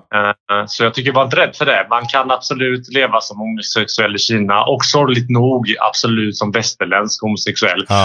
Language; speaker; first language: Swedish; early bilingual, heritage; Bosnian